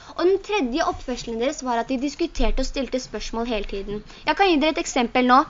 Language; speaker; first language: Norwegian; early bilingual, other home language; Urdu